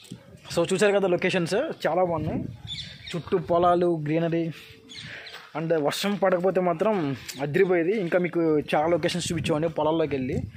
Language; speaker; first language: Telugu; native; Telugu